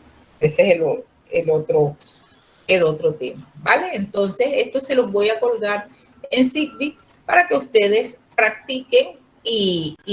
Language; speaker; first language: Spanish; native; Spanish